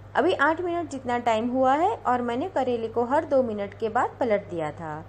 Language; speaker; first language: Hindi; non-native, local second language; Gujarati